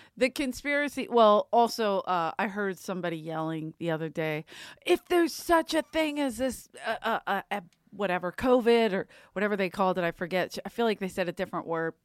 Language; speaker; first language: English; native; English